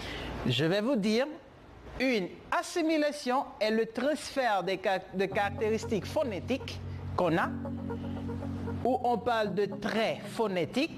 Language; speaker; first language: French; non-native, fluent; Spanish